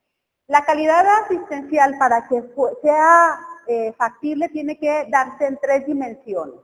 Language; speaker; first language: Spanish; native; Spanish